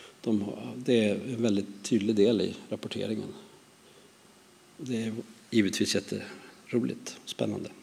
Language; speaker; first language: Swedish; native; Swedish